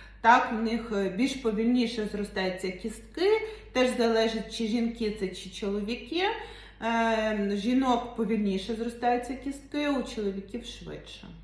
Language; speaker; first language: Ukrainian; non-native, local second language; Russian